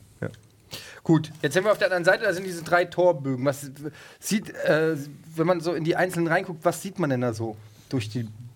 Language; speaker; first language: German; native; German